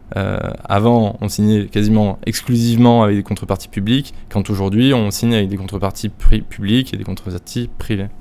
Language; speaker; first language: French; native; French